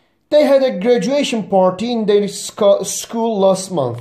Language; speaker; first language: English; non-native, fluent; Turkish